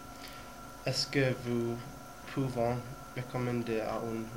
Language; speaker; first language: French; non-native, learner; English